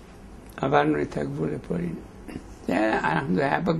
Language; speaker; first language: Hebrew; non-native, fluent; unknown